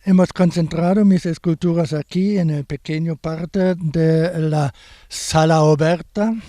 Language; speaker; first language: Spanish; non-native, fluent; German